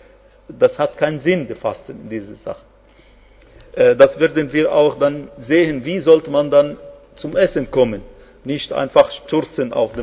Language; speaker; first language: German; non-native, fluent; Arabic